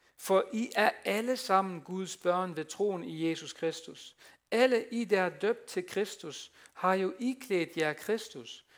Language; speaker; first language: Danish; non-native, fluent; Dutch